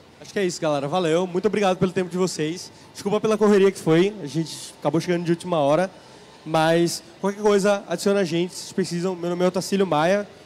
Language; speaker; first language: Portuguese; native; Portuguese